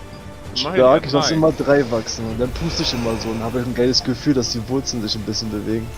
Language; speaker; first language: German; native; German